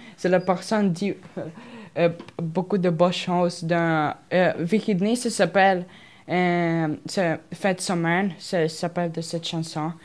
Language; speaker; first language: French; non-native, learner; Russian